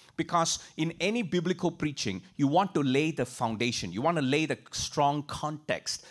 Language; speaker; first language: English; non-native, local second language; Tamil